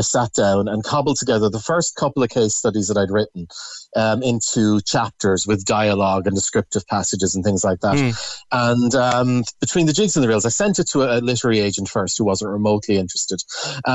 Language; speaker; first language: English; native; English